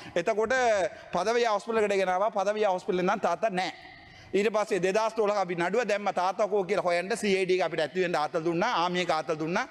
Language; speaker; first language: Sinhala; non-native, local second language; Tamil